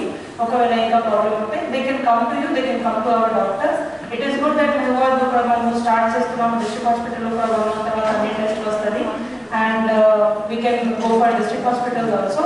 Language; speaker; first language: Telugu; non-native, local second language; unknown